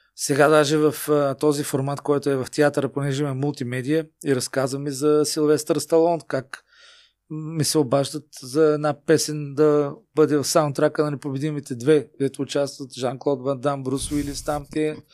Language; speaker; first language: Bulgarian; native; Bulgarian